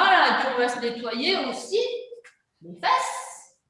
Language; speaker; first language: French; native; French